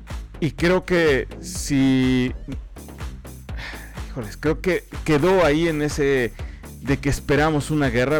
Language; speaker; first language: Spanish; native; Spanish